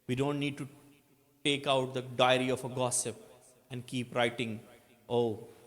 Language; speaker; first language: English; non-native, local second language; Urdu